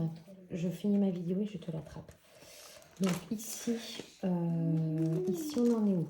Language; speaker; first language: French; native; French